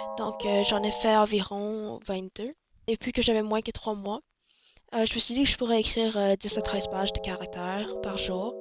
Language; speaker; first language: French; early bilingual, other home language; Chinese